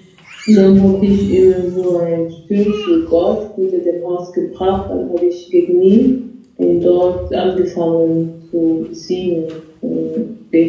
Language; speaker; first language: German; non-native, fluent; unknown